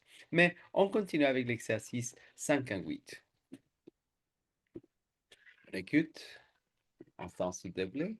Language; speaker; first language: French; non-native, fluent; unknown